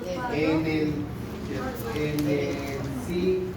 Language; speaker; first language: Spanish; native; Spanish